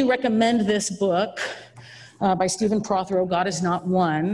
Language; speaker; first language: English; native; English